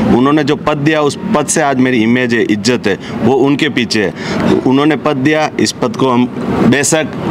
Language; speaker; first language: Hindi; native; Hindi